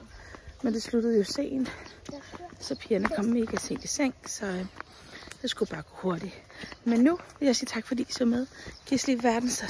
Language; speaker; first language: Danish; native; Danish